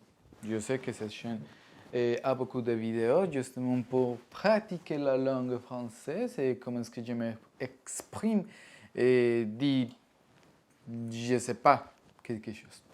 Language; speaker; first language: French; non-native, learner; Spanish